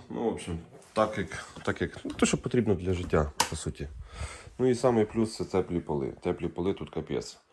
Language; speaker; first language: Ukrainian; non-native, local second language; Russian